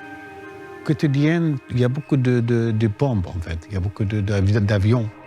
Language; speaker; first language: French; non-native, learner; Arabic